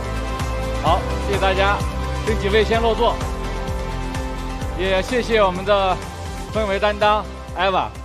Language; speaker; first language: Chinese; native; Chinese